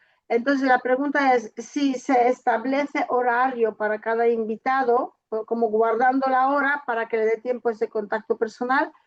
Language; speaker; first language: Spanish; non-native, fluent; Polish